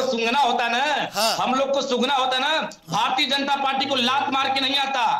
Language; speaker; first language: Hindi; native; Hindi